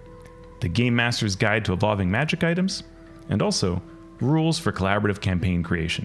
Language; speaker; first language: English; native; English